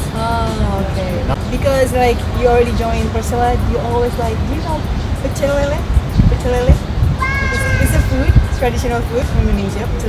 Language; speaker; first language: English; non-native, fluent; Indonesian